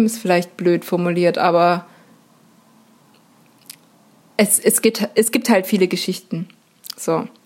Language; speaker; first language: German; native; German